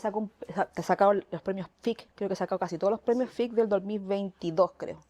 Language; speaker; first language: Spanish; native; Spanish